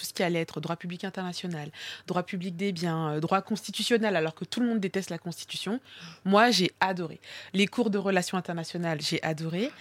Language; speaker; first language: French; early bilingual, other home language; Swahili